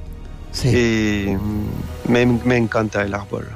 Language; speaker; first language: Spanish; non-native, learner; French